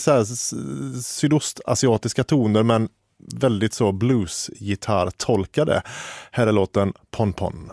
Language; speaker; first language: Swedish; native; Swedish